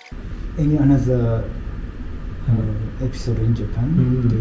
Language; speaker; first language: English; non-native, learner; Japanese